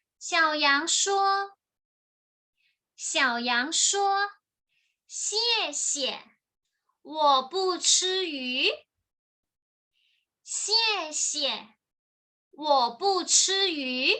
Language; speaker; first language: Chinese; non-native, fluent; Thai